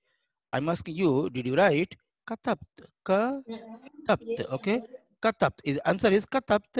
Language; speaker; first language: English; non-native, fluent; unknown